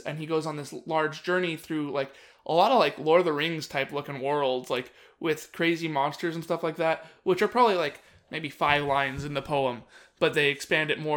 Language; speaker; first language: English; native; English